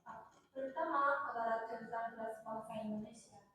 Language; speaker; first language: Indonesian; non-native, learner; Japanese